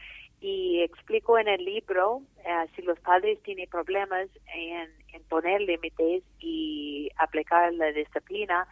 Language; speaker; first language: Spanish; non-native, fluent; English